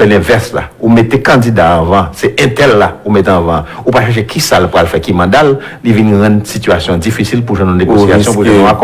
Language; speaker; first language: French; non-native, local second language; Haitian Creole